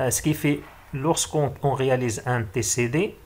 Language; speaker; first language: French; non-native, local second language; Arabic